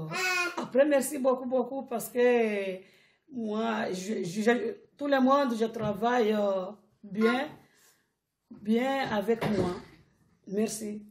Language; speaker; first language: French; non-native, learner; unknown